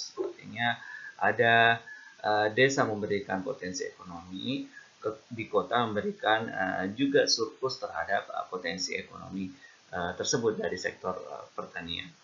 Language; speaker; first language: Indonesian; native; Indonesian